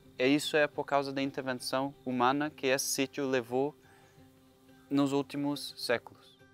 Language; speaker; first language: Portuguese; non-native, fluent; German